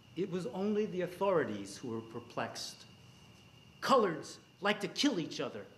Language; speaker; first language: English; native; English